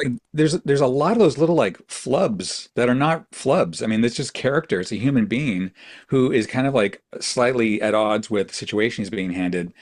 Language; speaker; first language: English; native; English